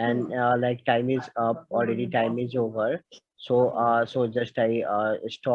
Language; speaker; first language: English; non-native, local second language; Hindi